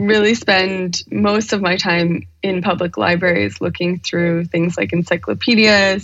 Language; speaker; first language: English; native; English